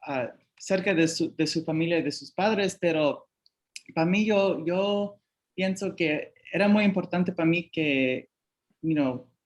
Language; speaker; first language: Spanish; early bilingual, heritage; Spanish